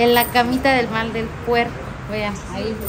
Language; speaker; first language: Spanish; native; Spanish